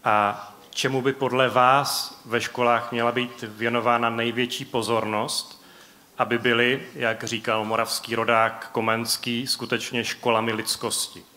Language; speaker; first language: Czech; native; Czech